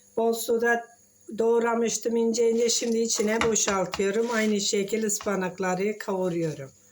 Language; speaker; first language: Turkish; native; Turkish